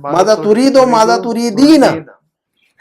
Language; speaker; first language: Arabic; non-native, fluent; Urdu